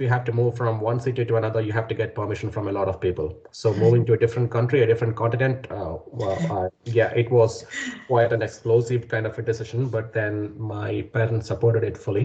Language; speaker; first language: English; non-native, local second language; Malayalam